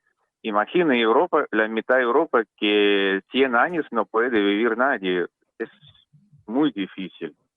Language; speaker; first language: Spanish; non-native, learner; Russian